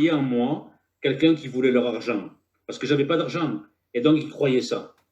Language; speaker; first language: French; native; French